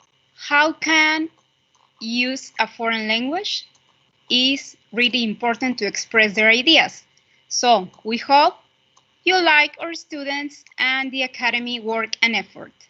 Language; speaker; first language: English; non-native, fluent; Spanish